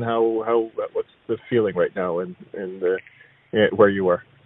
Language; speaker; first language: English; native; English